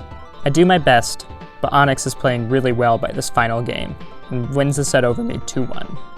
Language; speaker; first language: English; native; English